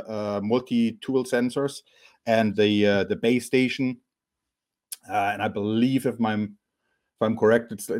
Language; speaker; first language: English; non-native, fluent; German